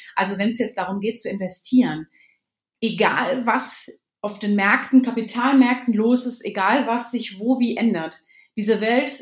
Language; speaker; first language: German; native; German